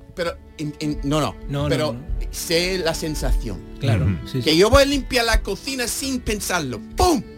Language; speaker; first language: Spanish; non-native, fluent; English